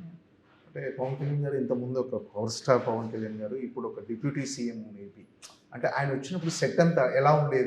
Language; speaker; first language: Telugu; native; Telugu